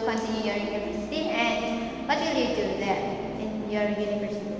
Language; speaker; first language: English; non-native, learner; Indonesian